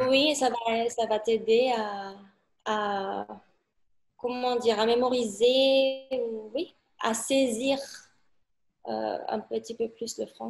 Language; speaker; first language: French; non-native, fluent; Spanish